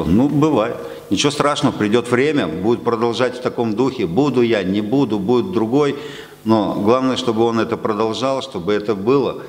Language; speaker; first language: Russian; native; Russian